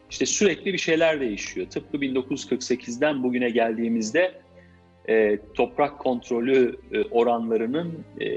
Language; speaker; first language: Turkish; native; Turkish